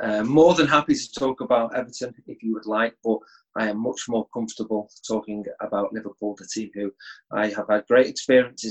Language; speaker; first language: English; native; English